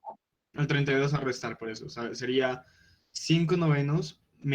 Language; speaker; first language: Spanish; native; Spanish